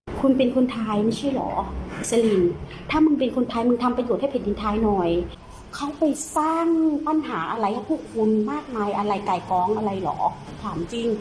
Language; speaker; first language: Thai; non-native, fluent; Burmese